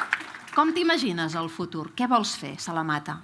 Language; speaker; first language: Catalan; native; Catalan